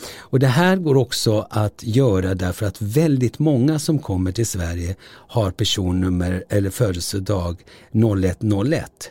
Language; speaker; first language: Swedish; early bilingual, other home language; Turoyo